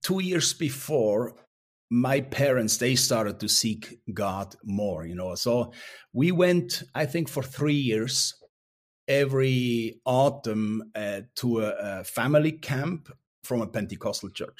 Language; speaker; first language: English; non-native, fluent; Swiss German